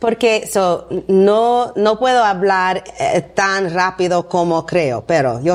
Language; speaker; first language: Spanish; non-native, learner; English